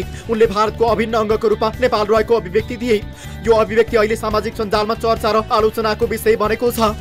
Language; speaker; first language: Nepali; native; Nepali